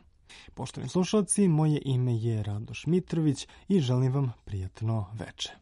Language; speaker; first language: Croatian; native; Croatian